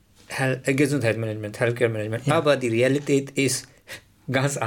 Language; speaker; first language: German; non-native, learner; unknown